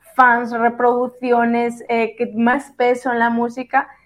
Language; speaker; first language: Spanish; native; Spanish